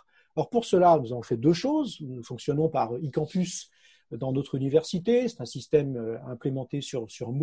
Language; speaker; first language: French; native; French